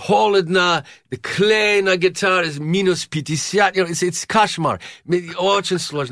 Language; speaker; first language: Russian; non-native, learner; English